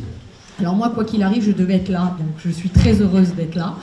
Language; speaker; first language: French; native; French